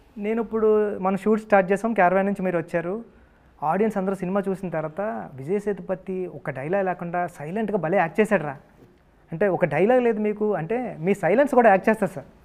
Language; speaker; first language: Telugu; native; Telugu